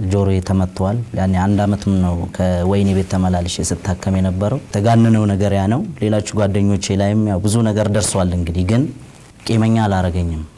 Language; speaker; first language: Amharic; non-native, local second language; Oromo